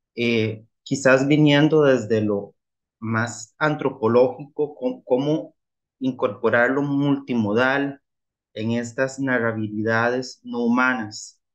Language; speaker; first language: Spanish; native; Spanish